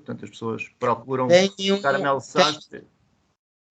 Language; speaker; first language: Portuguese; native; Portuguese